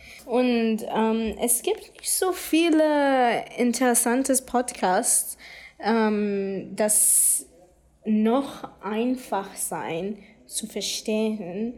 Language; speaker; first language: German; non-native, learner; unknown